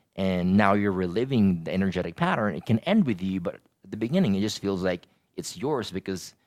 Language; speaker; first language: English; non-native, local second language; Filipino